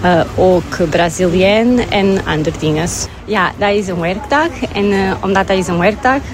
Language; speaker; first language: Dutch; non-native, learner; Portuguese